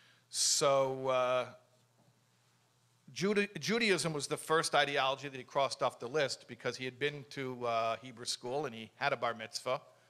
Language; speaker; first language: English; native; English